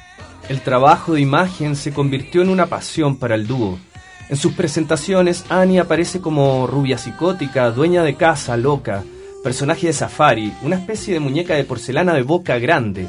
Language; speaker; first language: Spanish; native; Spanish